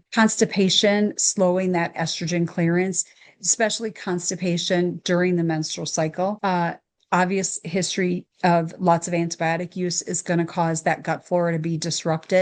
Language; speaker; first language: English; native; English